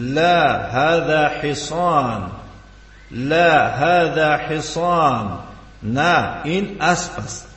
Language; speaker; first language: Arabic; non-native, fluent; Tajik